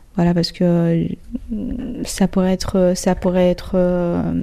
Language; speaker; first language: French; non-native, fluent; Chinese